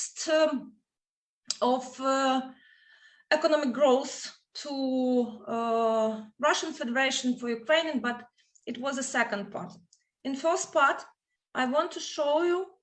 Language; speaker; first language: English; non-native, fluent; Ukrainian